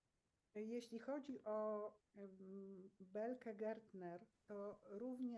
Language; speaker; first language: Polish; native; Polish